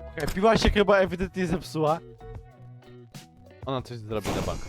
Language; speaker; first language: Polish; native; Polish